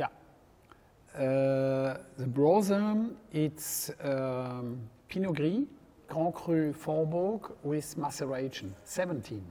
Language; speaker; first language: English; non-native, learner; French